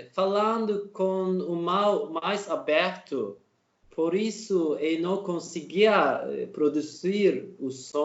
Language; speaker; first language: Portuguese; non-native, learner; Turkish